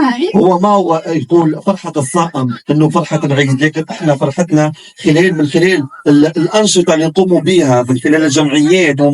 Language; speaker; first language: Arabic; native; Arabic